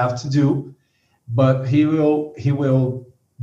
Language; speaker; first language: English; non-native, fluent; Portuguese